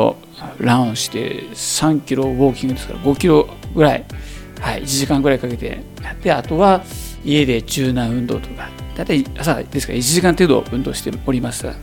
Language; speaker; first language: Japanese; native; Japanese